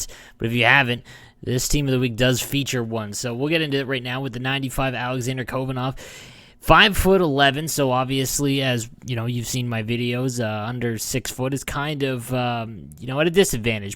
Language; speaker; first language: English; native; English